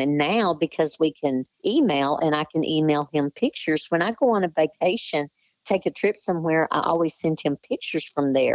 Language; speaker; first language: English; native; English